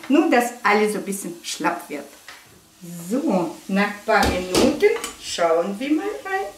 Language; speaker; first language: German; non-native, fluent; Russian